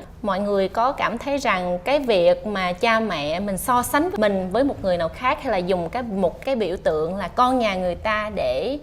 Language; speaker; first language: Vietnamese; native; Vietnamese